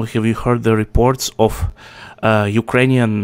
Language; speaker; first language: English; non-native, fluent; Russian